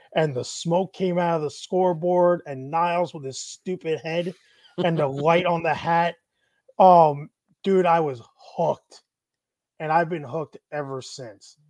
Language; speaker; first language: English; native; English